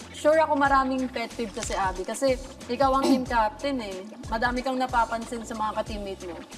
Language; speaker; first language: Filipino; native; Filipino